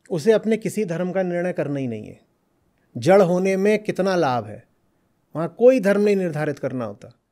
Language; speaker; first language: Hindi; native; Hindi